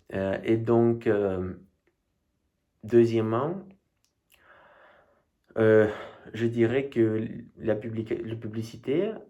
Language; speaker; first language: French; non-native, fluent; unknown